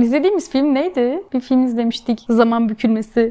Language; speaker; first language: Turkish; native; Turkish